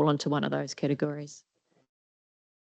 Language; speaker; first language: English; native; English